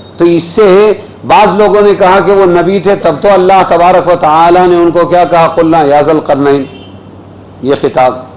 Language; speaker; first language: Urdu; native; Urdu